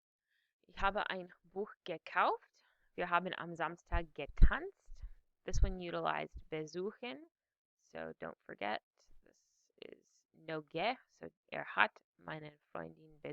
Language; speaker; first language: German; non-native, fluent; English